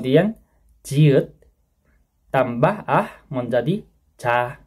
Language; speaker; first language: Indonesian; non-native, fluent; Korean